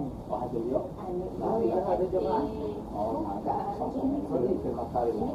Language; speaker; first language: Arabic; non-native, learner; Malay